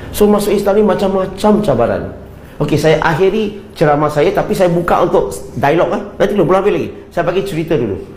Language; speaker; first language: Malay; non-native, local second language; Chinese